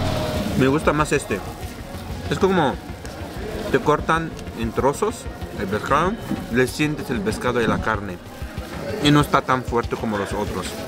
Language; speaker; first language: Spanish; non-native, fluent; Arabic